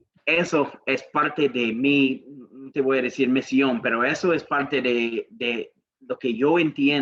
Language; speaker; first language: Spanish; non-native, learner; English